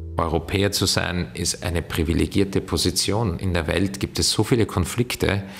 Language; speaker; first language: German; early bilingual, other home language; Turkish